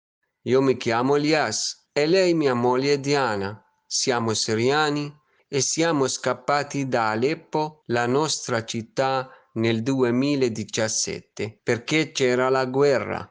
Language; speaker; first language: Italian; non-native, fluent; Arabic